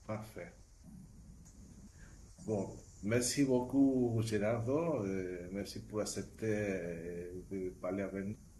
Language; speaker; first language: French; non-native, fluent; Spanish